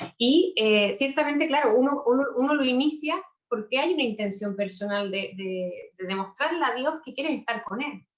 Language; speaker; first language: Spanish; native; Spanish